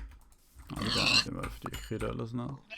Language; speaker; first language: Danish; native; Danish